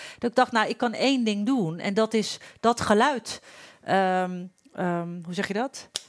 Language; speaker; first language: Dutch; early bilingual, other home language; Turkish